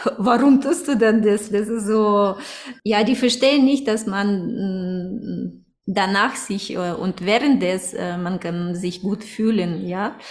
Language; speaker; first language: German; non-native, fluent; Russian